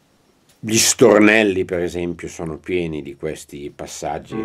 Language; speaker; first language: Italian; native; Italian